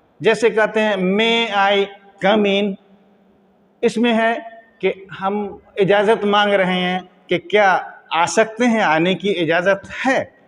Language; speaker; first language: Hindi; native; Hindi